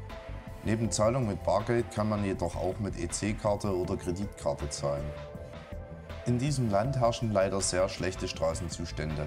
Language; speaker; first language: German; native; German